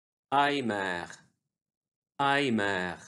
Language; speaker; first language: German; non-native, fluent; Arabic